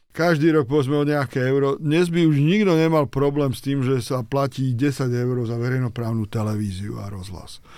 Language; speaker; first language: Slovak; native; Slovak